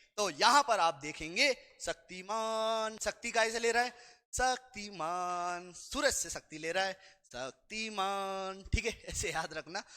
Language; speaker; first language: Hindi; native; Hindi